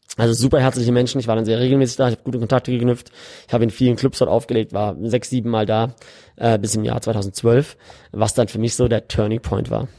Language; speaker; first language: German; native; German